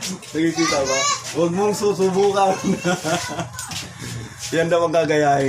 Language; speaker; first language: Filipino; native; Filipino